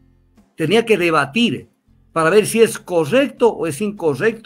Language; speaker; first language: Spanish; native; Spanish